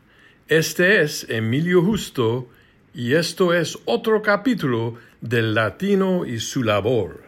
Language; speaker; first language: Spanish; early bilingual, heritage; Spanish